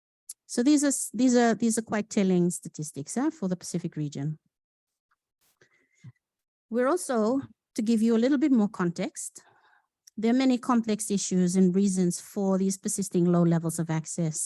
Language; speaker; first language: English; non-native, local second language; Fijian